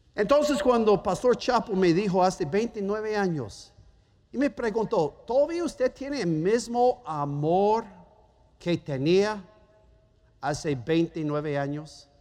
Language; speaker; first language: Spanish; non-native, fluent; German